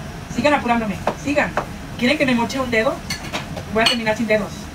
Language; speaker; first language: Spanish; early bilingual, other home language; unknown